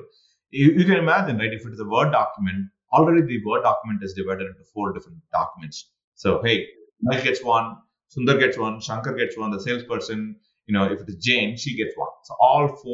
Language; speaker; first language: English; non-native, local second language; Tamil